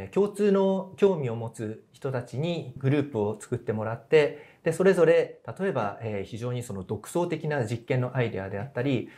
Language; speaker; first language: Japanese; native; Japanese